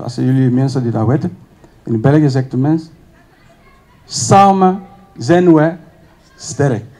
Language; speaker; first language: Dutch; non-native, learner; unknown